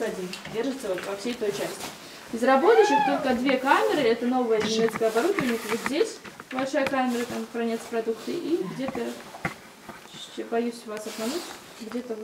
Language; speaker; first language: Russian; native; Russian